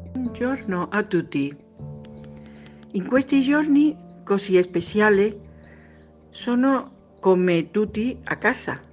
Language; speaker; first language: Italian; non-native, learner; Spanish